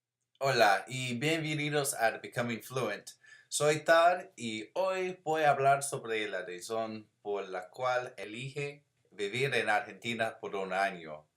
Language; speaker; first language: Spanish; non-native, learner; English